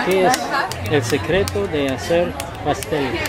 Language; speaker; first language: Spanish; non-native, learner; English